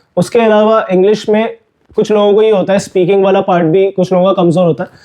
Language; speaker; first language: Hindi; native; Hindi